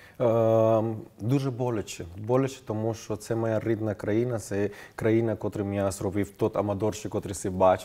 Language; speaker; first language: Ukrainian; non-native, fluent; Spanish